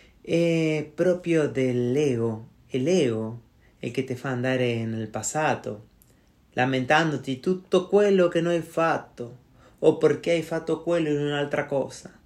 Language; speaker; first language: Italian; non-native, learner; Spanish